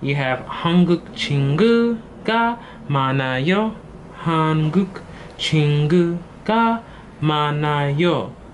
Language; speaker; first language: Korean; non-native, learner; English